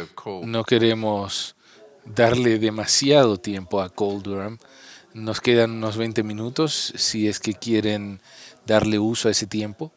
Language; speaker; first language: Spanish; non-native, fluent; English